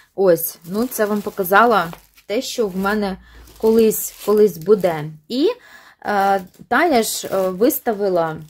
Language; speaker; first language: Ukrainian; non-native, local second language; Russian